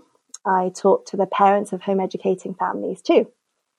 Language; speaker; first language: English; native; English